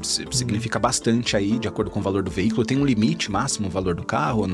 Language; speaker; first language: Portuguese; native; Portuguese